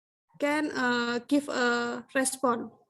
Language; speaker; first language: English; non-native, learner; Indonesian